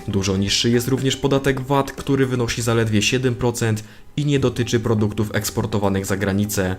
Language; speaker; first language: Polish; native; Polish